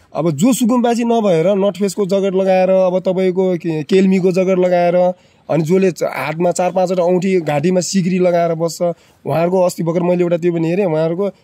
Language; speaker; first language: Nepali; native; Nepali